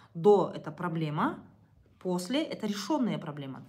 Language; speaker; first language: Russian; non-native, local second language; Kazakh